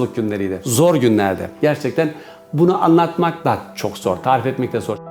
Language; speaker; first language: Turkish; native; Turkish